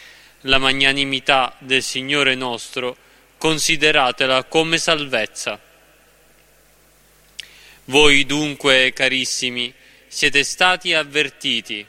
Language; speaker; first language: Italian; native; Italian